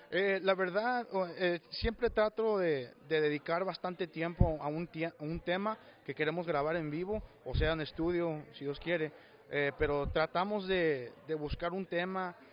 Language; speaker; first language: Spanish; early bilingual, heritage; Spanish